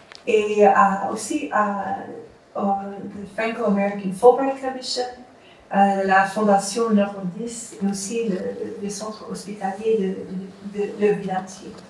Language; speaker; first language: French; non-native, fluent; English